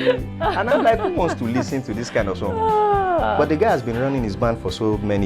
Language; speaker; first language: English; non-native, local second language; Yoruba